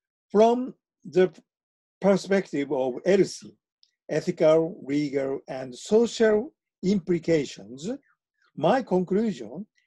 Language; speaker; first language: English; non-native, fluent; Japanese